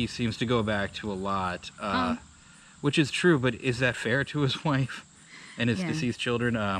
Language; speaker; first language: English; native; English